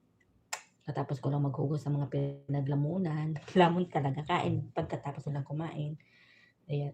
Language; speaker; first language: Filipino; non-native, local second language; Bikol